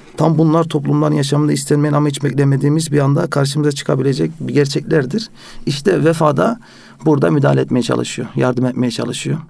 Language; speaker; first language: Turkish; early bilingual, heritage; Turkish